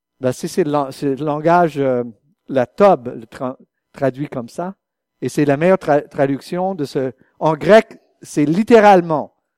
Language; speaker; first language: French; non-native, fluent; English